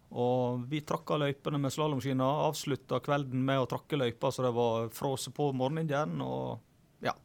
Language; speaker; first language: Norwegian; native; Norwegian